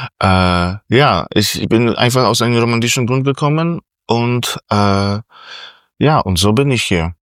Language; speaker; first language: German; non-native, fluent; Polish